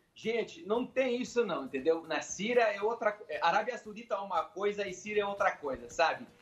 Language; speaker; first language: Portuguese; non-native, fluent; Arabic